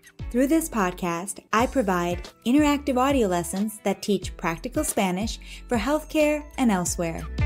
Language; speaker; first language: English; native; English